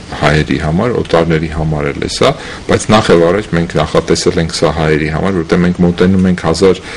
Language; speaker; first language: Armenian; native; Armenian